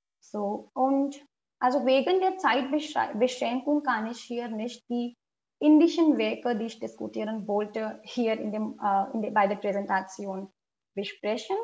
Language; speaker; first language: German; non-native, fluent; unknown